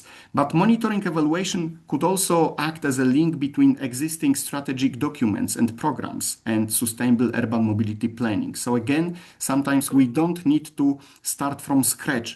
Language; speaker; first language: English; non-native, fluent; Polish